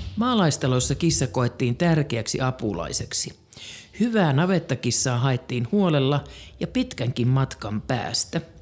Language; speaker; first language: Finnish; native; Finnish